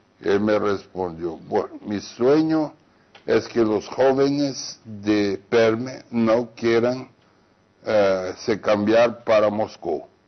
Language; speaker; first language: Spanish; non-native, fluent; Portuguese